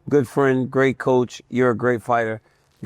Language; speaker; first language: English; native; English